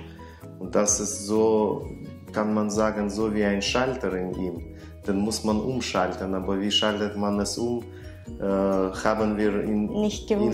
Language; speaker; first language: German; non-native, fluent; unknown